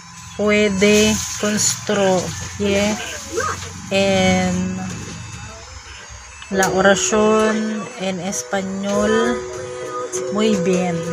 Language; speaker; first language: Spanish; non-native, learner; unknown